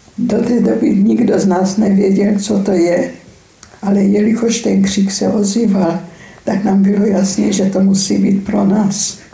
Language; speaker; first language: Czech; non-native, fluent; Hungarian